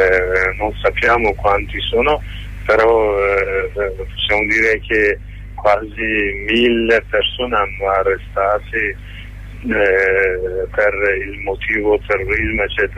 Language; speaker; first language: Italian; non-native, learner; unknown